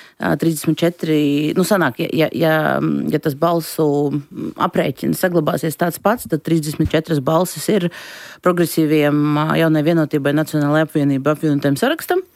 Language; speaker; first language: Latvian; non-native, local second language; Russian